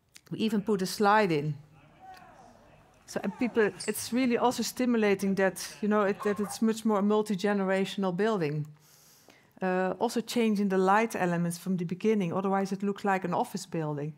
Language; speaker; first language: English; non-native, fluent; Dutch